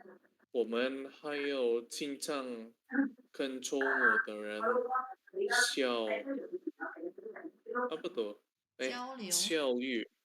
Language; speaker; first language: Chinese; non-native, learner; Indonesian